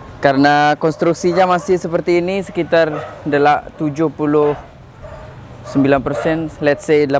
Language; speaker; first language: Indonesian; native; Indonesian